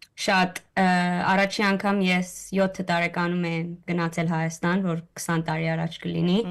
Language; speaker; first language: Armenian; early bilingual, heritage; Armenian